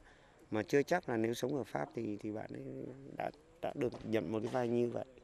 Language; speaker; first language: Vietnamese; native; Vietnamese